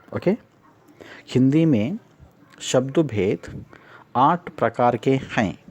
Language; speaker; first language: Hindi; non-native, local second language; Telugu